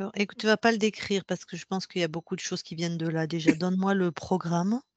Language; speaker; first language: French; native; French